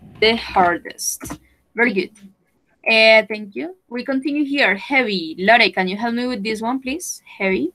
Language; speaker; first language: English; non-native, fluent; Spanish